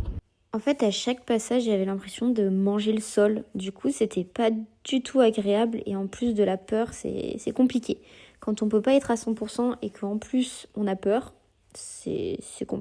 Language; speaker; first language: French; native; French